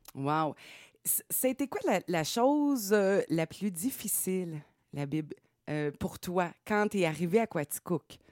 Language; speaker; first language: French; native; French